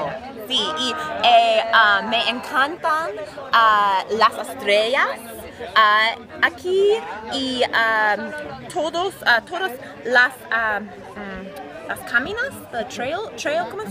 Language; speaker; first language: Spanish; non-native, learner; English